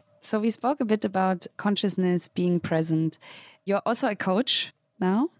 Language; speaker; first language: English; non-native, fluent; German